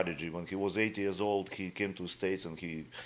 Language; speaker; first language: English; non-native, fluent; Russian